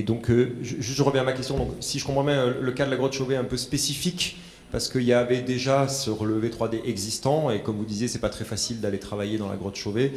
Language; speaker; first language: French; native; French